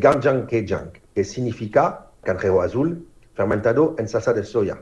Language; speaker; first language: Spanish; non-native, learner; French